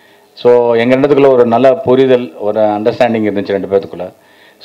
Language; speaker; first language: Tamil; native; Tamil